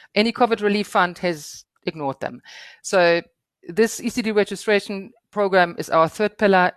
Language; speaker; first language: English; non-native, fluent; German